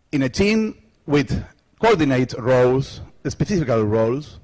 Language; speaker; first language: English; non-native, learner; Spanish